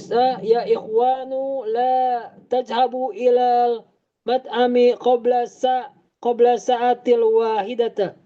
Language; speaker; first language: Arabic; non-native, learner; Indonesian